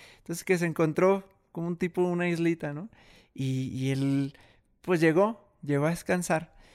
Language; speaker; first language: Spanish; native; Spanish